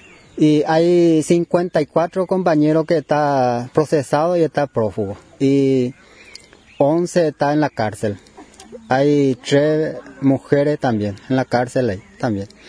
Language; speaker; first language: Spanish; non-native, local second language; Guarani